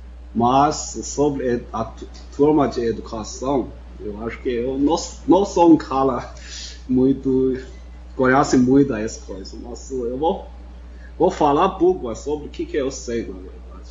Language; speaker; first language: Portuguese; non-native, fluent; Chinese